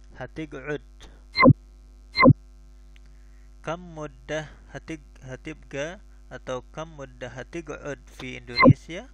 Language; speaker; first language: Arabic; non-native, learner; Indonesian